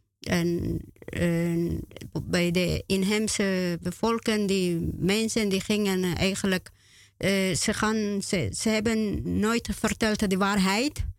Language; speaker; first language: Dutch; non-native, learner; Spanish